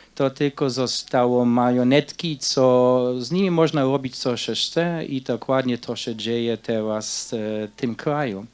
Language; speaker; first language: Polish; non-native, fluent; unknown